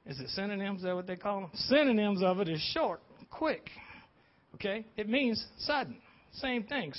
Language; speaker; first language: English; native; English